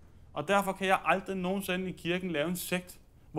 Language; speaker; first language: Danish; native; Danish